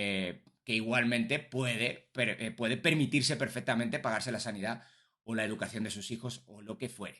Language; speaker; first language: Spanish; native; Spanish